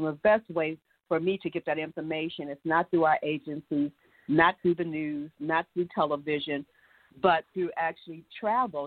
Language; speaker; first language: English; native; English